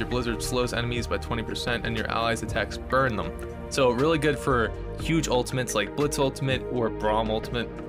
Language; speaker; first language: English; native; English